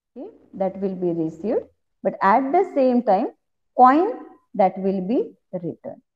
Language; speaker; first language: English; non-native, local second language; Marathi